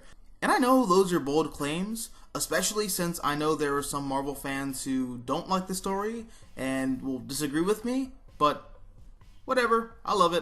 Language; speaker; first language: English; native; English